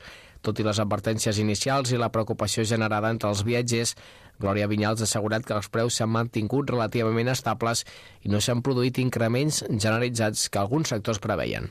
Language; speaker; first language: Catalan; native; Catalan